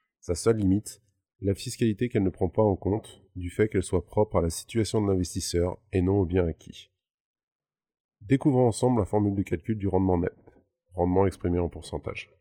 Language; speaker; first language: French; native; French